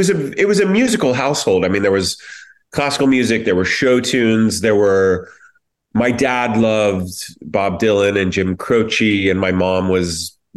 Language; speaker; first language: English; native; English